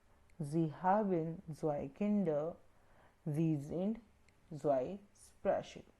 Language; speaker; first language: German; non-native, learner; Hindi